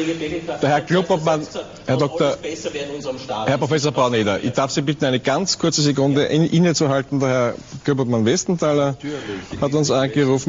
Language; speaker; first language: German; native; German